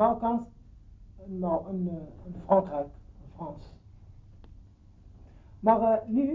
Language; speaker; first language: Dutch; non-native, learner; Arabic